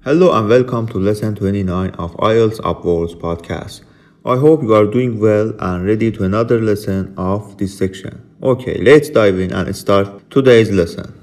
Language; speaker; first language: English; non-native, fluent; Persian